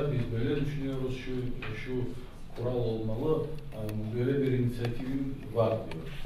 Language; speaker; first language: Turkish; non-native, learner; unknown